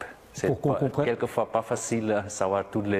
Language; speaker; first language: French; non-native, local second language; German